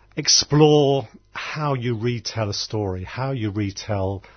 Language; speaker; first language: English; native; English